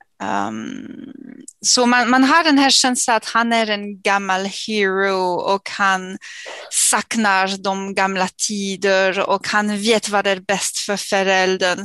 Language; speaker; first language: Swedish; non-native, fluent; English